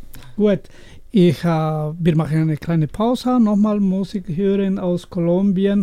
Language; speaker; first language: German; non-native, learner; Spanish